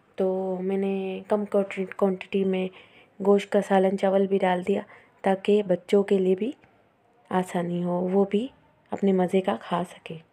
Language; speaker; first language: Urdu; native; Urdu